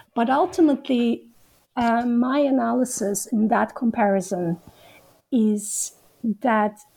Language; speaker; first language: English; non-native, fluent; Turkish